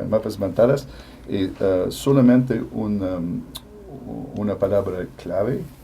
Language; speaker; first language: Spanish; non-native, fluent; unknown